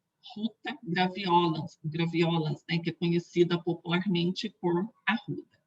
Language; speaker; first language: Portuguese; native; Portuguese